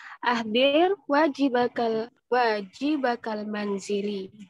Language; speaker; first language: Arabic; non-native, learner; Indonesian